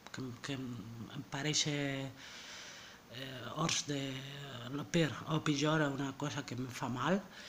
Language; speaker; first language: Catalan; non-native, learner; French